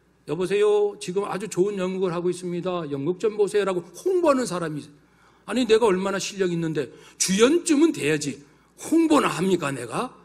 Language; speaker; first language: Korean; native; Korean